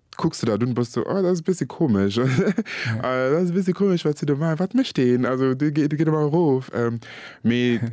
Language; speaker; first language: Luxembourgish; early bilingual, other home language; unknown